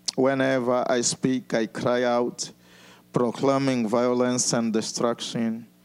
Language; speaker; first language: English; non-native, fluent; Portuguese